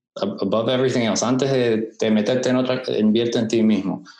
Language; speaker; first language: Spanish; early bilingual, heritage; Spanish